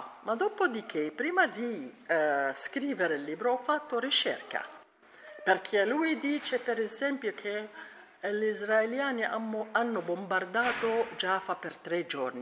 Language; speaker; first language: Italian; non-native, learner; Arabic